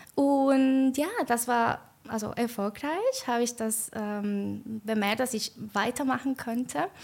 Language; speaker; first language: German; non-native, learner; Spanish